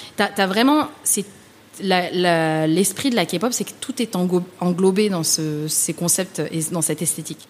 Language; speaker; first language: French; early bilingual, other home language; Vietnamese